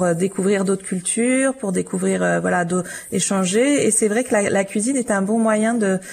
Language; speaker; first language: French; native; French